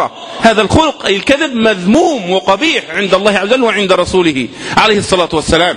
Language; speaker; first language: Arabic; native; Arabic